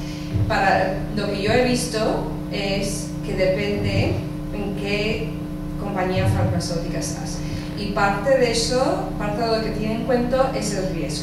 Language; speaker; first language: Spanish; early bilingual, heritage; English